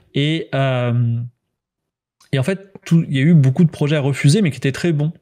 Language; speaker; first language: French; native; French